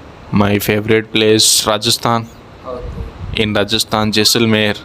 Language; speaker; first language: English; non-native, learner; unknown